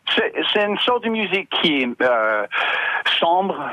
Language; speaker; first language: French; non-native, learner; English